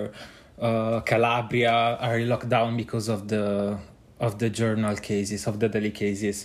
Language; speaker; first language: English; non-native, fluent; Italian